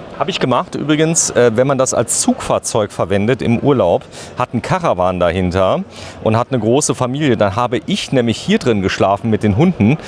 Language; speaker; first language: German; native; German